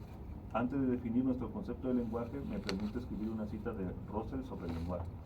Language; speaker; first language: Spanish; native; Spanish